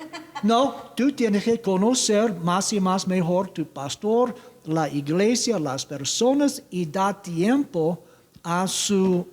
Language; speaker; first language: Spanish; non-native, learner; English